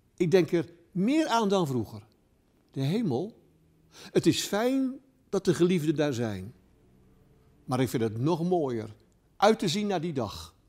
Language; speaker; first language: Dutch; native; Dutch